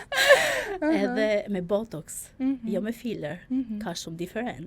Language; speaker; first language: Albanian; early bilingual, heritage; Albanian